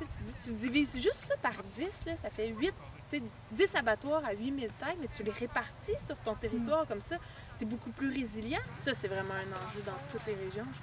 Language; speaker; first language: French; native; French